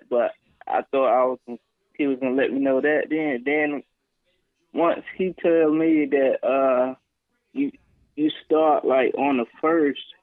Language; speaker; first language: English; native; English